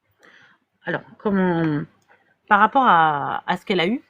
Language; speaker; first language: French; native; French